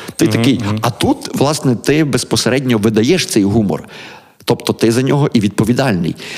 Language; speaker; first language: Ukrainian; native; Ukrainian